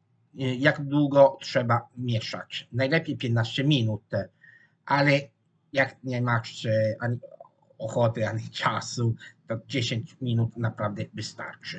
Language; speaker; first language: Polish; non-native, fluent; Italian